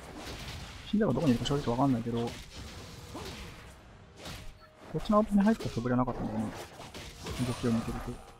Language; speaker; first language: Japanese; native; Japanese